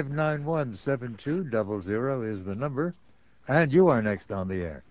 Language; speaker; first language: English; native; English